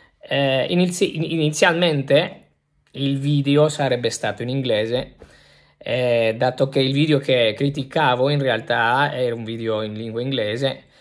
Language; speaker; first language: Italian; non-native, fluent; Spanish